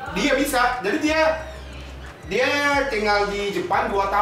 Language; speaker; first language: Indonesian; non-native, learner; Japanese